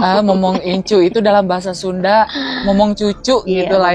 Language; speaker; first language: Indonesian; native; Indonesian